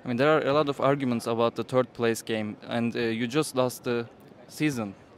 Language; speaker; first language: English; non-native, fluent; Turkish